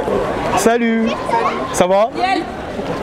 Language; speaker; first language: French; native; French